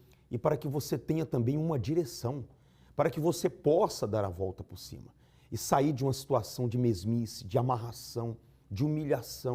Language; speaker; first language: Portuguese; native; Portuguese